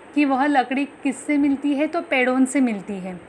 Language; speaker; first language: Hindi; non-native, local second language; Marathi